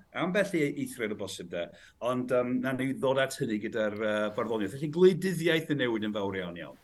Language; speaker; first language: Welsh; native; Welsh